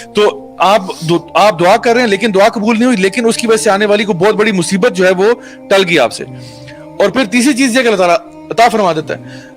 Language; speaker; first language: Urdu; early bilingual, heritage; Urdu